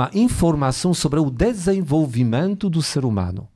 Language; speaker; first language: Portuguese; non-native, fluent; Polish